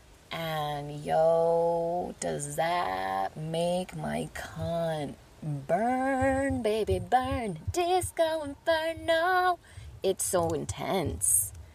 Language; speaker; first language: English; early bilingual, other home language; Spanish